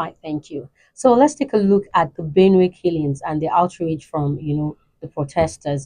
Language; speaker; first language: English; non-native, local second language; Yoruba